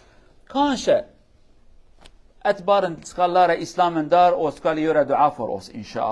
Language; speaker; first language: Swedish; non-native, learner; Kurdish